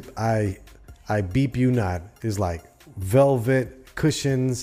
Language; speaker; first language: English; native; English